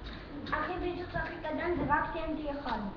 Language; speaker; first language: Hebrew; early bilingual, other home language; Russian